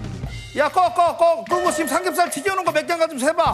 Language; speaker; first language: Korean; native; Korean